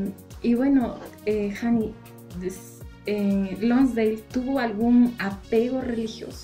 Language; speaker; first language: Spanish; native; Spanish